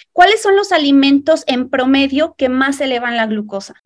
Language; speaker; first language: Spanish; native; Spanish